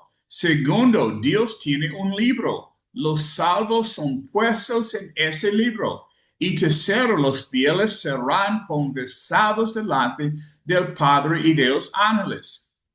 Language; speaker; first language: Spanish; non-native, learner; English